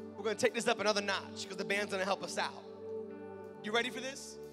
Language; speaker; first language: English; native; English